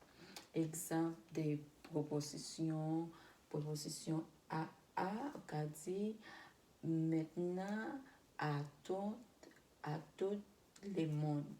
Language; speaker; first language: French; non-native, learner; Spanish